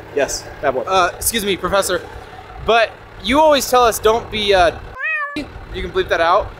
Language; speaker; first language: English; native; English